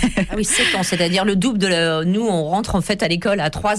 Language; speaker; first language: French; native; French